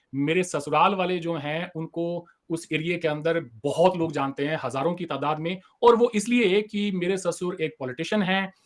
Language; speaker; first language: Hindi; native; Hindi